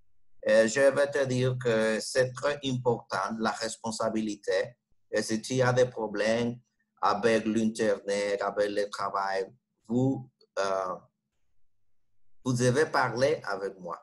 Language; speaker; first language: French; non-native, fluent; Spanish